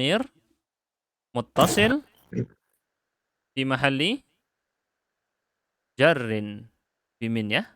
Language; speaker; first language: Arabic; non-native, fluent; Indonesian